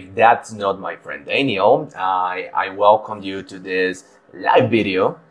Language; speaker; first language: English; non-native, fluent; Spanish